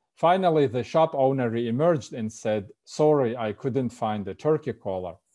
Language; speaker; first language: English; non-native, fluent; Russian